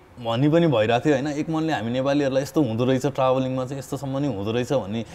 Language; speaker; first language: Nepali; native; Nepali